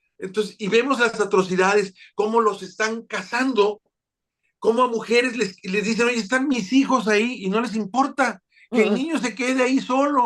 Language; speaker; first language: Spanish; native; Spanish